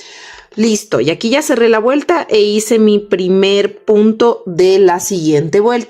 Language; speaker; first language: Spanish; native; Spanish